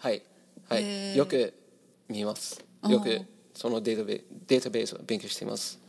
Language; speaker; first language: Japanese; non-native, learner; English